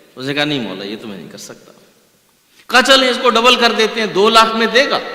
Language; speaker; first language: Urdu; non-native, local second language; Punjabi